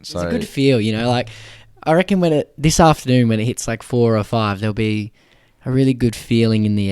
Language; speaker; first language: English; native; English